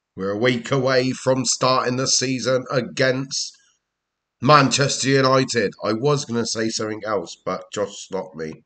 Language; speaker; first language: English; native; English